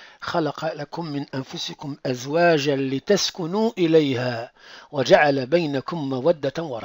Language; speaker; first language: Arabic; non-native, fluent; French